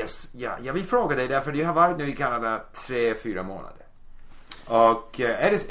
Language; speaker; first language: Swedish; non-native, fluent; English